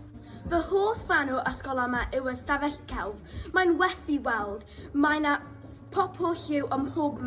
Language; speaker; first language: Welsh; non-native, local second language; English